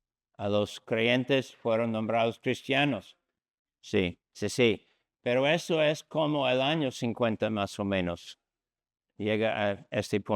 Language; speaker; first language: Spanish; non-native, fluent; English